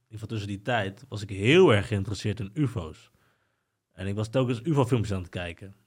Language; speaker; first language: Dutch; early bilingual, other home language; Spanish